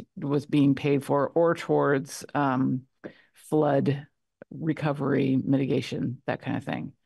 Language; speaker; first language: English; native; English